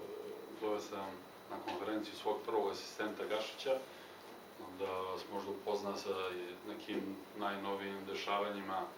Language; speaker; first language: Serbian; native; Serbian